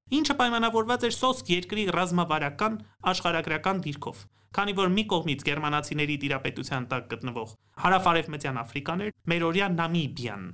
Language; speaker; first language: Armenian; native; Armenian